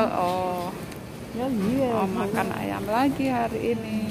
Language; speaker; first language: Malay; non-native, local second language; Javanese